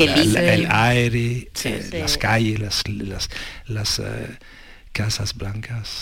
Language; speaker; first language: Spanish; non-native, learner; French